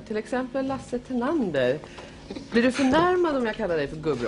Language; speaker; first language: Swedish; native; Swedish